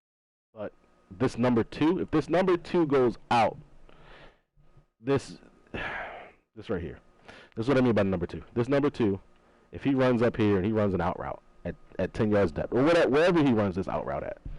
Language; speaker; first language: English; native; English